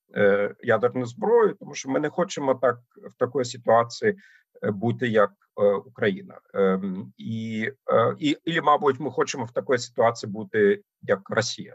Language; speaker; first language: Ukrainian; non-native, fluent; German